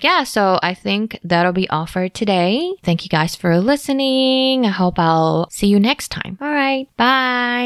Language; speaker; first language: English; non-native, fluent; Chinese